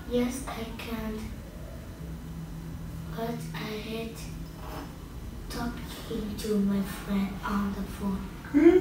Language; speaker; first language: English; non-native, learner; Vietnamese